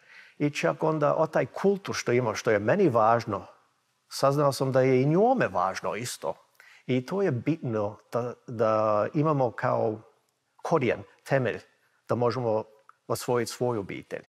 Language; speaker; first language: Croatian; early bilingual, heritage; English